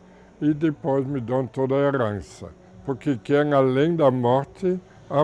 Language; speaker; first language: Portuguese; non-native, fluent; German